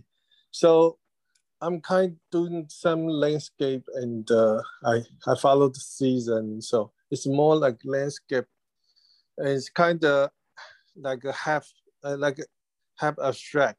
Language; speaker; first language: English; non-native, learner; Chinese